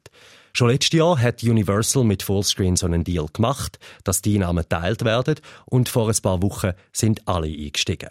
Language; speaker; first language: German; native; German